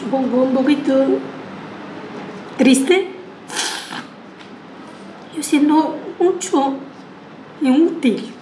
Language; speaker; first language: Spanish; non-native, learner; Chinese